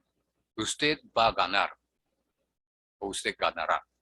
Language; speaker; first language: Spanish; non-native, fluent; Japanese